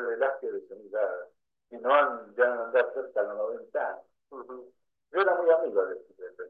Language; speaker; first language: Spanish; native; Spanish